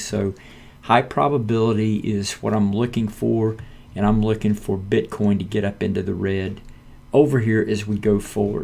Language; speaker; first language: English; native; English